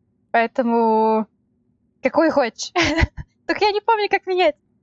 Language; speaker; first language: Russian; native; Russian